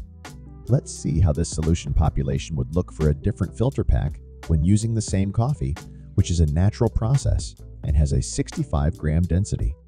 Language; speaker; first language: English; native; English